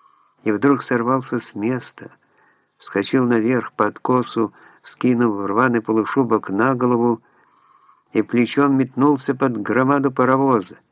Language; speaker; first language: Russian; native; Russian